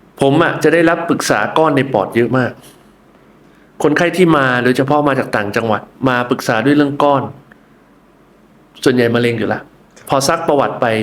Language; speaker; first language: Thai; native; Thai